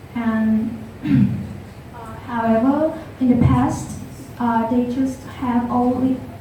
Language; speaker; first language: English; non-native, learner; Vietnamese